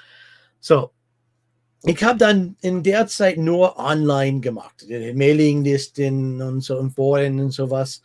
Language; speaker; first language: German; non-native, fluent; English